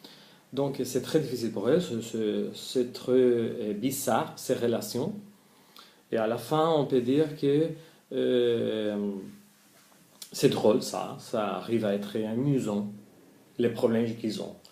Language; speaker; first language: French; non-native, learner; Spanish